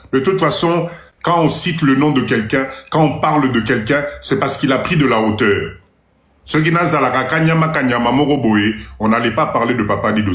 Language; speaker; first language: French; non-native, local second language; Lingala